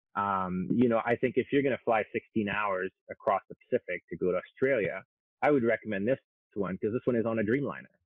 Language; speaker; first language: English; non-native, fluent; French